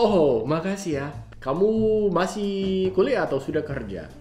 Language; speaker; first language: Indonesian; non-native, fluent; English